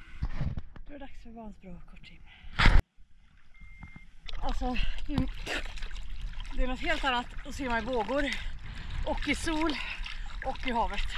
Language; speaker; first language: Swedish; native; Swedish